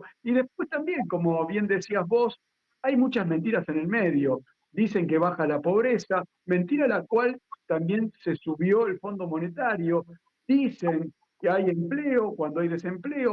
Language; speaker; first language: Spanish; native; Spanish